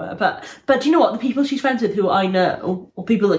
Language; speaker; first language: English; native; English